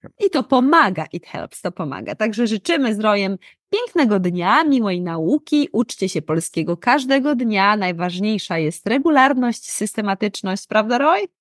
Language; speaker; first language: Polish; native; Polish